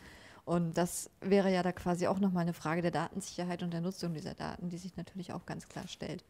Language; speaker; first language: German; native; German